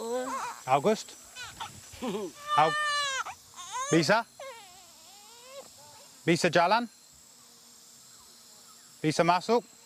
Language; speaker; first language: Indonesian; non-native, learner; English